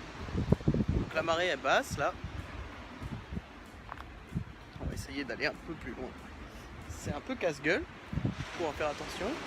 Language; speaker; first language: French; native; French